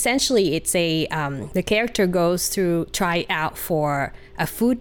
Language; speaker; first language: English; early bilingual, other home language; Vietnamese